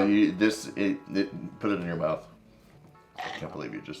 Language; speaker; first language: English; native; English